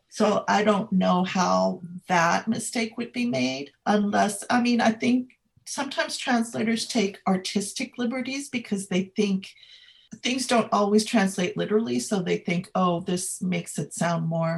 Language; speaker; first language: English; native; English